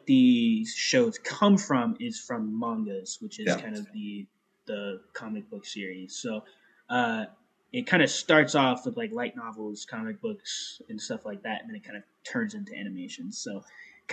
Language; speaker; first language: English; native; English